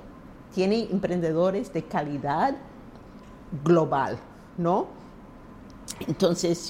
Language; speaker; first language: Spanish; non-native, fluent; English